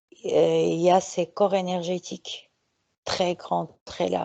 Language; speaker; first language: French; non-native, fluent; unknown